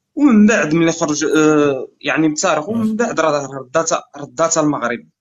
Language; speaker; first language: Arabic; native; Arabic